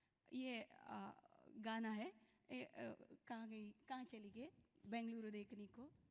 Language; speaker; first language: Hindi; non-native, local second language; Kannada